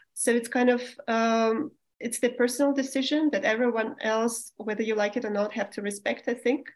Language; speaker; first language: English; non-native, fluent; Russian